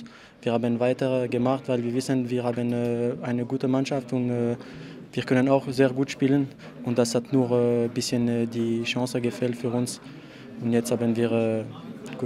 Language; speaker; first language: German; non-native, learner; French